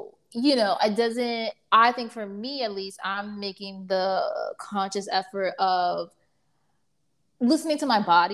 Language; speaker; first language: English; native; English